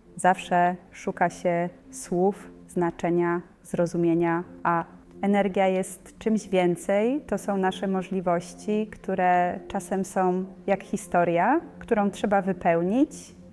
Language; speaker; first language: Polish; non-native, fluent; Slovenian